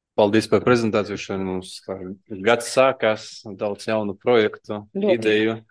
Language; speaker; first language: Latvian; non-native, local second language; Russian